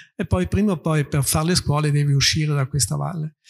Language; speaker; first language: Italian; native; Italian